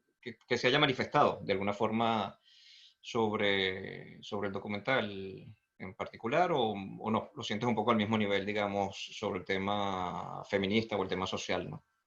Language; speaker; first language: Spanish; native; Spanish